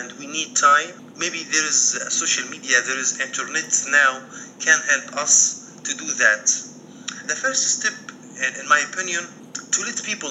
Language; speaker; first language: English; non-native, learner; Arabic